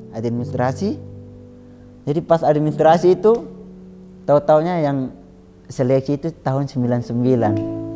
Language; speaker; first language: Indonesian; native; Indonesian